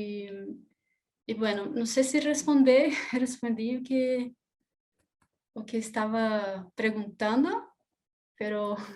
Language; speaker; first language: Spanish; non-native, learner; Portuguese